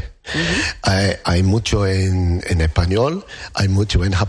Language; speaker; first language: Spanish; non-native, learner; English